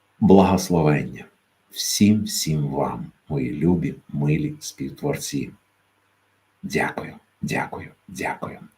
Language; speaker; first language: Ukrainian; native; Ukrainian